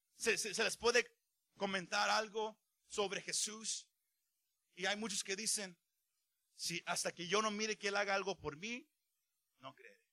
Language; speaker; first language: Spanish; early bilingual, heritage; Spanish